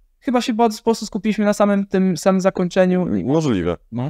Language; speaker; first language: Polish; native; Polish